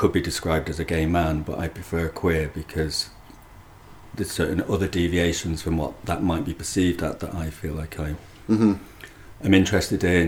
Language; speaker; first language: English; native; English